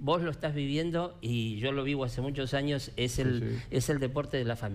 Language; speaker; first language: Spanish; native; Spanish